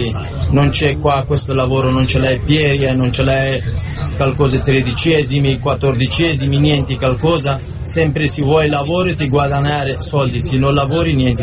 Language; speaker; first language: Italian; non-native, learner; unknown